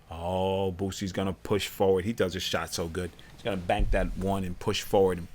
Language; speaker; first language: English; native; English